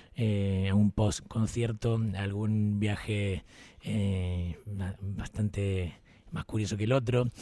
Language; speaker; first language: Spanish; native; Spanish